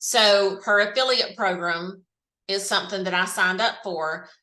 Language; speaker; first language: English; native; English